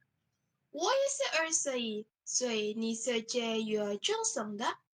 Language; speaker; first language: Chinese; non-native, learner; Malay